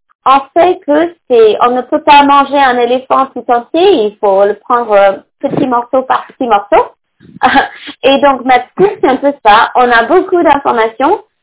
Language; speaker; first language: French; non-native, fluent; English